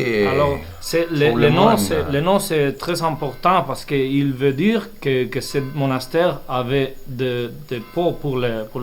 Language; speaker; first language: French; non-native, fluent; Spanish